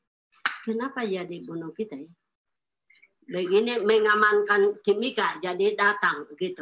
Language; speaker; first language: Indonesian; non-native, local second language; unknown